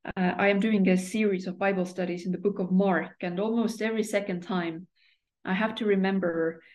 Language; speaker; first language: English; non-native, fluent; Estonian